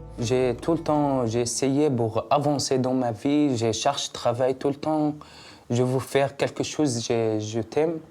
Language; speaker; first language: French; non-native, learner; Arabic